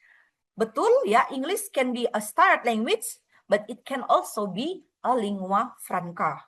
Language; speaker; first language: English; non-native, fluent; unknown